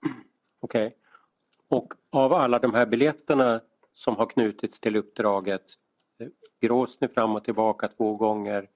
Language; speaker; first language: Swedish; native; Swedish